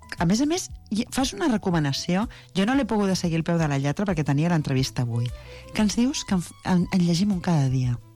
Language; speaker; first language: Catalan; native; Catalan